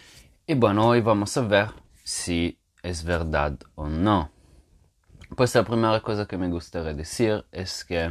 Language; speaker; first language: Spanish; non-native, fluent; Portuguese